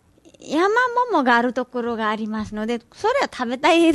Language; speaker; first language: Japanese; non-native, learner; Nepali